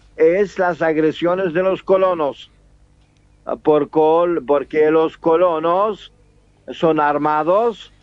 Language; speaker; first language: Spanish; non-native, fluent; Arabic